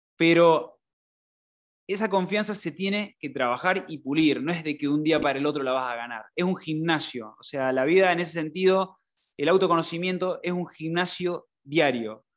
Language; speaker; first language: Spanish; native; Spanish